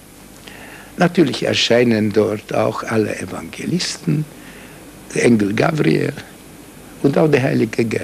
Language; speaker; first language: German; non-native, fluent; Hungarian